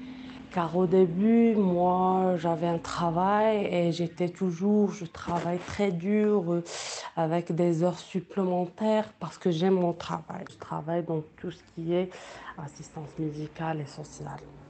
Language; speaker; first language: French; non-native, local second language; Arabic